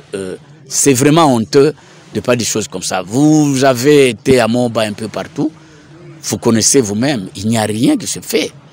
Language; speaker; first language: French; non-native, local second language; Swahili